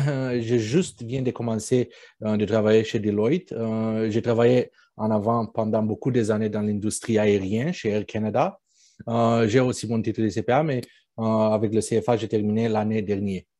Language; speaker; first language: French; non-native, fluent; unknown